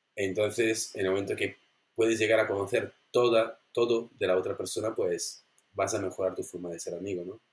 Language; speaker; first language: Spanish; non-native, fluent; Italian